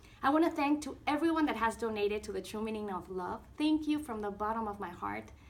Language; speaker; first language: English; non-native, fluent; Spanish